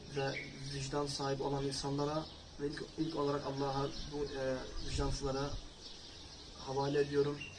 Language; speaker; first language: Turkish; early bilingual, heritage; Turkish